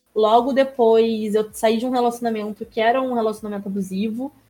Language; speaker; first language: Portuguese; native; Portuguese